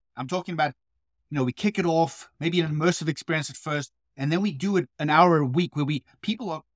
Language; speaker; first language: English; native; English